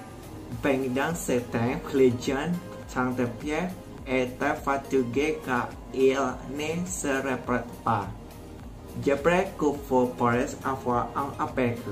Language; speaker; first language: French; non-native, learner; Indonesian